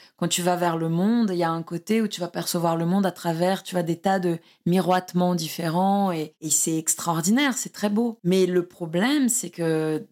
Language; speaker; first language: French; non-native, fluent; Portuguese